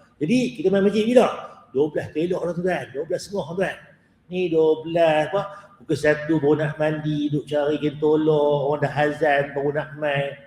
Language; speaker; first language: Malay; native; Malay